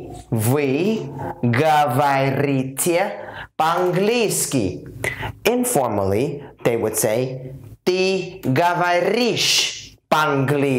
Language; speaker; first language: Russian; non-native, learner; English